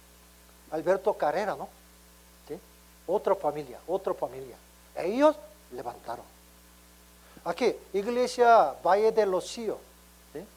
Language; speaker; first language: Spanish; non-native, learner; Korean